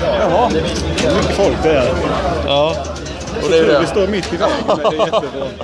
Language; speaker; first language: Swedish; native; Swedish